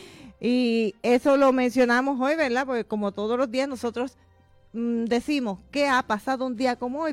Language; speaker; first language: Spanish; native; Spanish